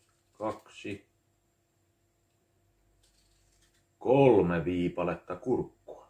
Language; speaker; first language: Finnish; native; Finnish